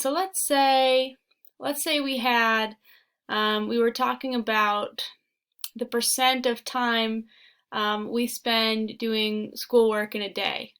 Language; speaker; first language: English; native; English